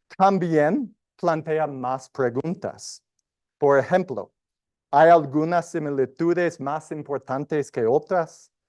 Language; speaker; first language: Spanish; non-native, learner; English